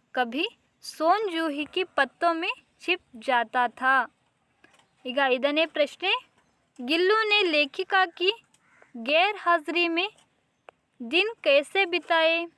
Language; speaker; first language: Hindi; non-native, local second language; Kannada